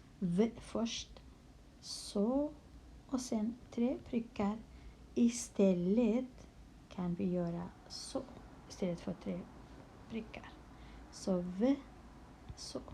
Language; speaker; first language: Swedish; non-native, local second language; Kurdish